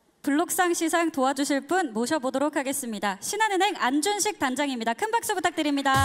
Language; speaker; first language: Korean; native; Korean